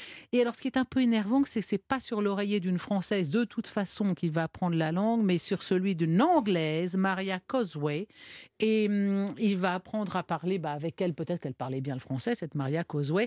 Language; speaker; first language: French; native; French